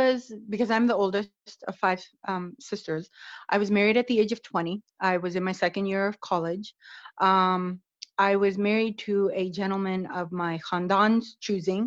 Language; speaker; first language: English; native; English